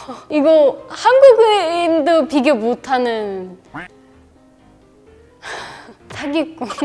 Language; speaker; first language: Korean; non-native, fluent; Turkish